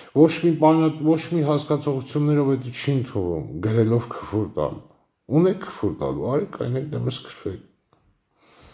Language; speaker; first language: Armenian; native; Armenian